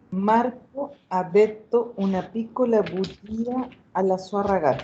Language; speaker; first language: Italian; non-native, learner; Spanish